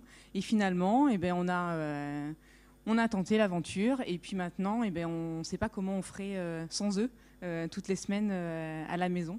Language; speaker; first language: French; native; French